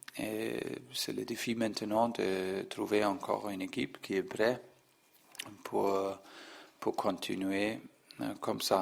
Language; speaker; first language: French; non-native, learner; German